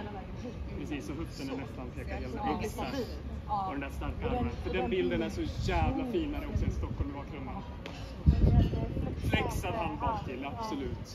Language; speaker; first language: Swedish; native; Swedish